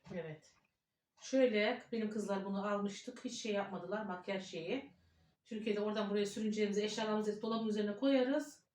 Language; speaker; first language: Turkish; native; Turkish